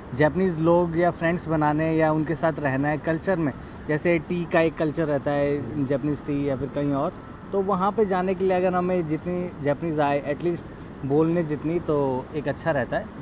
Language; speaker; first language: Hindi; native; Hindi